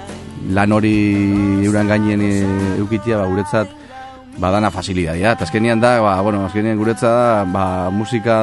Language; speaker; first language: Basque; native; Basque